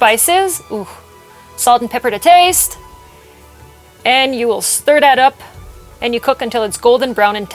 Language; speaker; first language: English; non-native, local second language; French